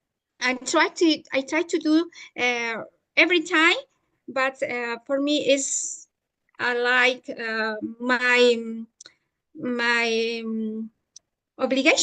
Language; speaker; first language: English; non-native, learner; Italian